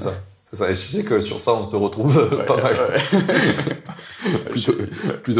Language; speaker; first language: French; native; French